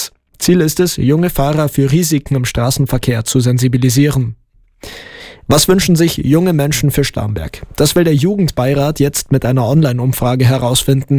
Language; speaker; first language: German; native; German